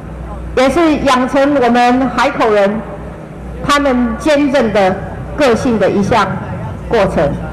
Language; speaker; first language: Chinese; native; Chinese